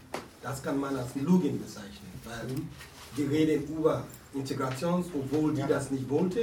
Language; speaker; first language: German; non-native, learner; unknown